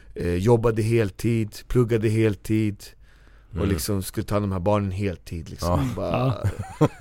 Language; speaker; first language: Swedish; native; Swedish